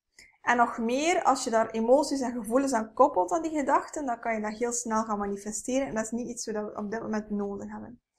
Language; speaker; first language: Dutch; native; Dutch